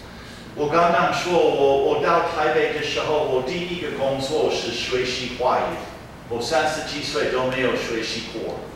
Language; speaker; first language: Chinese; non-native, fluent; English